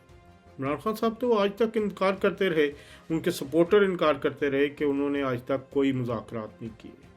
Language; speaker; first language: Urdu; native; Urdu